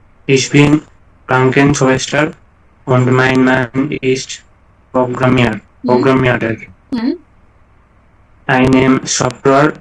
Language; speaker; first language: German; non-native, learner; Bangla